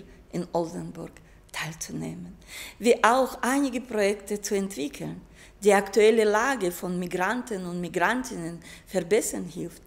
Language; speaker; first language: German; non-native, fluent; Russian